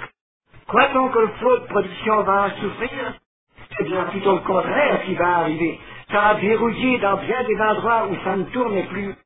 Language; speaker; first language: French; native; French